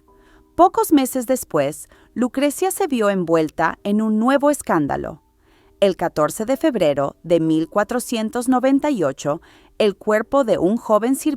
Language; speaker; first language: Spanish; native; Spanish